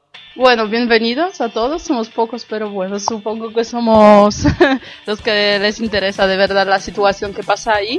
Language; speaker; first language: Spanish; non-native, fluent; Polish